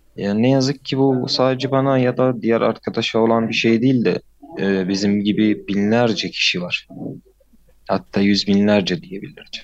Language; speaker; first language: Turkish; non-native, fluent; Arabic